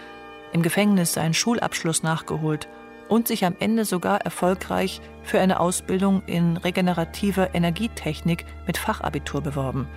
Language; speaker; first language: German; native; German